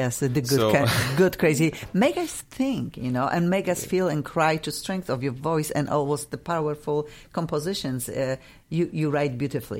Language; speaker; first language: English; non-native, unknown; Russian